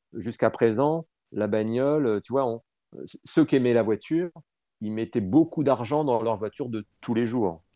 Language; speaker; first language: French; native; French